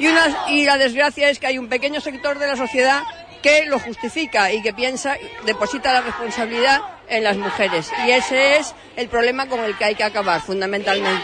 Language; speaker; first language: Spanish; native; Spanish